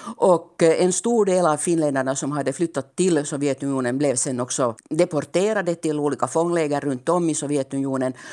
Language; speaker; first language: Swedish; native; Swedish